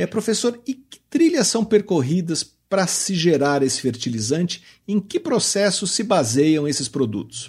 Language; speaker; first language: Portuguese; native; Portuguese